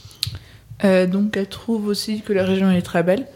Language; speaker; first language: French; native; French